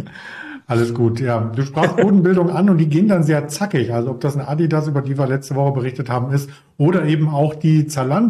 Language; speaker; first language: German; native; German